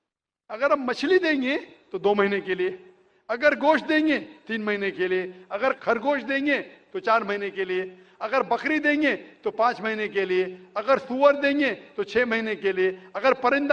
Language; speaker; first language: Hindi; native; Hindi